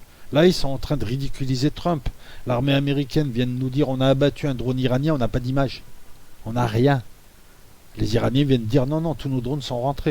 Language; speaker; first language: French; native; French